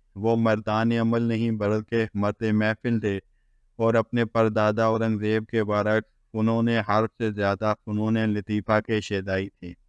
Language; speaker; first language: Urdu; native; Urdu